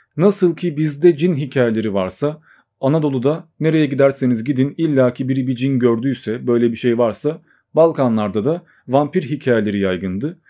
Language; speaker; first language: Turkish; native; Turkish